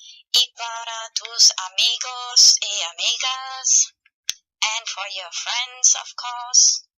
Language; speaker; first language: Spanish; non-native, fluent; German